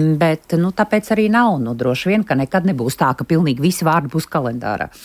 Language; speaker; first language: Latvian; native; Latvian